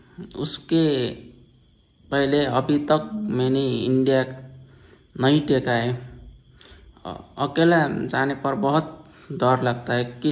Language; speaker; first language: Hindi; non-native, learner; Nepali